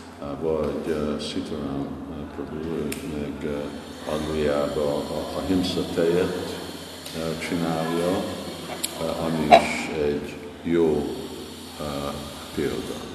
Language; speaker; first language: Hungarian; non-native, fluent; English